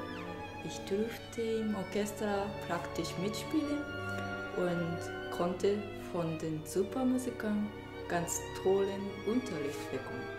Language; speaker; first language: German; non-native, fluent; Japanese